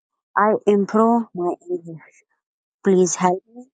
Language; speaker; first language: English; non-native, learner; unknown